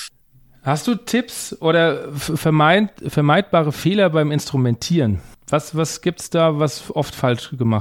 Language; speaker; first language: German; native; German